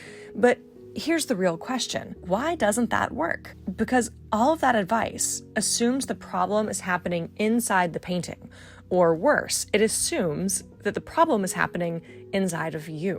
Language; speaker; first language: English; native; English